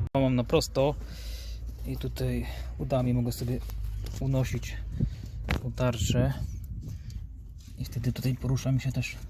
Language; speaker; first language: Polish; native; Polish